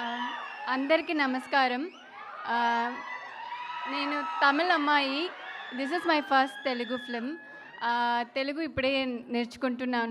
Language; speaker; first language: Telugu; non-native, learner; Tamil